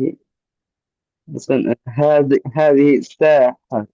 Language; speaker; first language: Arabic; non-native, learner; Bangla